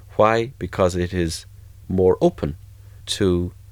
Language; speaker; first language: English; native; English